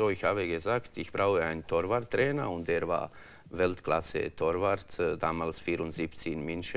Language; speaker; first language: German; non-native, learner; Croatian